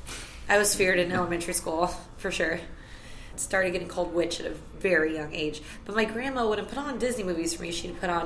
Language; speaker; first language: English; native; English